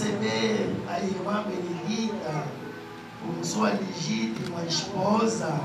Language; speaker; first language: Portuguese; native; Portuguese